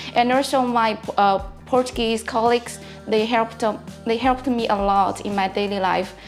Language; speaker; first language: English; non-native, fluent; Chinese